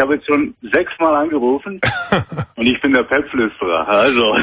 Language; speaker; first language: German; native; German